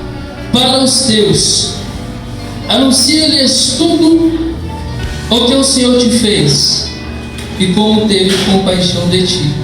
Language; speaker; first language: Portuguese; native; Portuguese